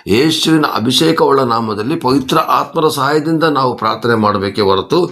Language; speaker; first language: Kannada; non-native, local second language; Kodava